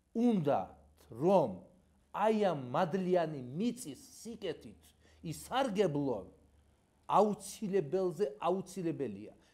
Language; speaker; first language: Georgian; non-native, local second language; Azerbaijani